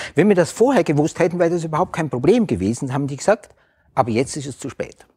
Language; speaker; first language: German; native; German